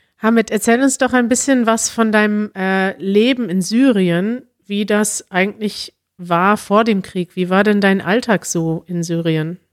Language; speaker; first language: German; native; German